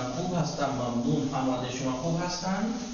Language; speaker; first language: Persian; non-native, fluent; Urdu